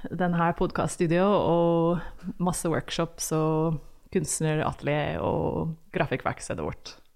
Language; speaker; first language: Norwegian; non-native, fluent; English